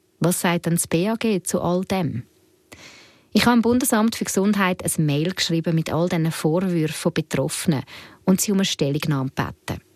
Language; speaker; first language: German; native; German